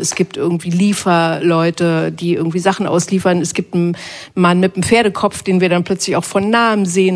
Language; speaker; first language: German; native; German